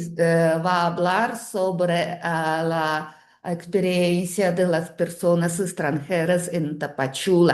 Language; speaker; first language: Spanish; non-native, fluent; Russian